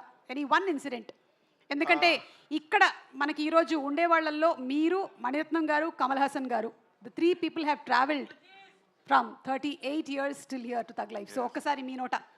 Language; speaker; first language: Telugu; native; Telugu